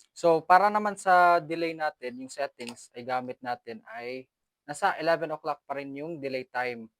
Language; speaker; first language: Filipino; non-native, local second language; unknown